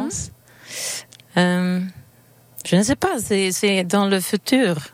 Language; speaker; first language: French; non-native, learner; Swedish